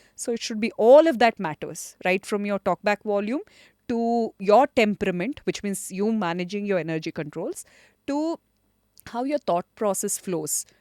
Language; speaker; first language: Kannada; non-native, local second language; Konkani